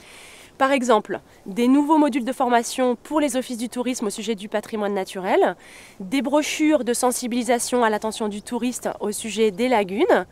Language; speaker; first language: French; native; French